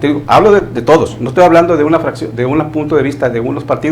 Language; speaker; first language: Spanish; native; Spanish